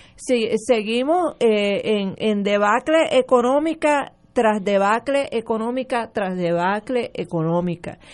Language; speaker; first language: Spanish; early bilingual, other home language; English